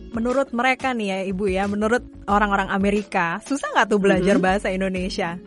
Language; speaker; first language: Indonesian; native; Indonesian